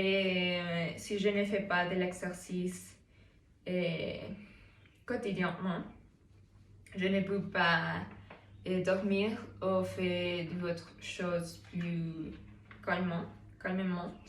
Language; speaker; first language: French; non-native, learner; Spanish